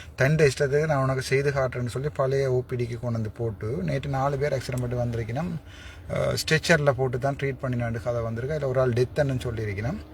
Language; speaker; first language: Tamil; native; Tamil